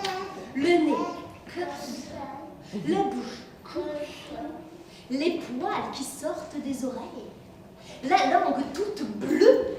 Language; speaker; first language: French; native; French